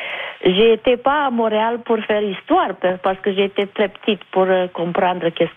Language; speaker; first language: French; non-native, fluent; Romanian